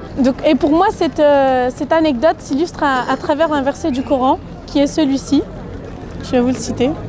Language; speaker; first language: French; early bilingual, other home language; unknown